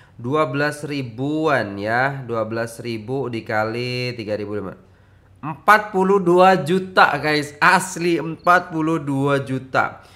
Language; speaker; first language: Indonesian; native; Indonesian